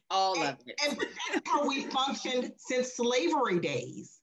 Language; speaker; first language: English; native; English